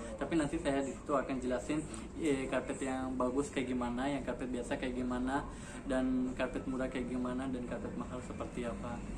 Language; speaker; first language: Indonesian; non-native, fluent; Urdu